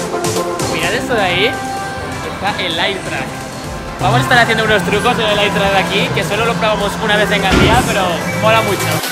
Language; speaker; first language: Spanish; native; Spanish